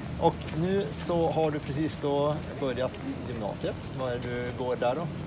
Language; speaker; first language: Swedish; native; Swedish